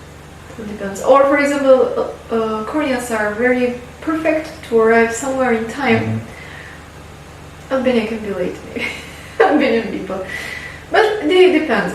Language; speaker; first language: English; non-native, fluent; Albanian